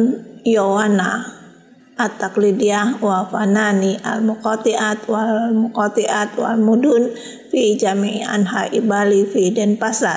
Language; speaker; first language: Arabic; non-native, fluent; Indonesian